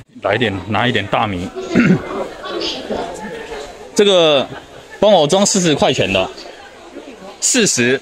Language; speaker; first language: Chinese; native; Chinese